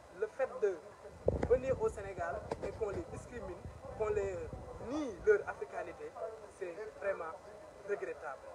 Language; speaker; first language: French; non-native, local second language; Wolof